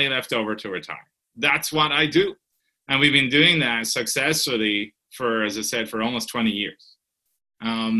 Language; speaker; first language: English; native; English